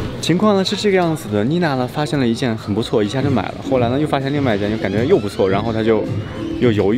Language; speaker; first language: Chinese; native; Chinese